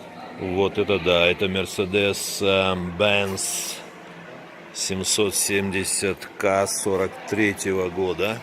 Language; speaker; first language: Russian; native; Russian